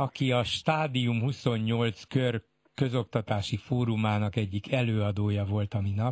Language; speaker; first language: Hungarian; native; Hungarian